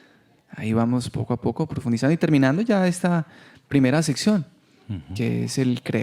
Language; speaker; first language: Spanish; native; Spanish